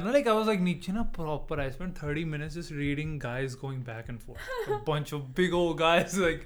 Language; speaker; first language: English; non-native, local second language; Punjabi